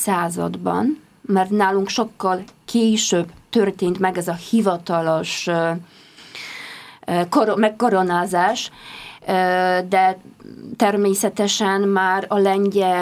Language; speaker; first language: Hungarian; non-native, fluent; Polish